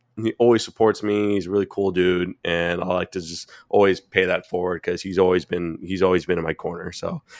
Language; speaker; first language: English; native; English